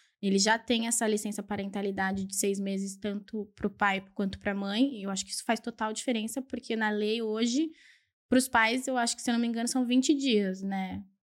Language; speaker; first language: Portuguese; early bilingual, other home language; Spanish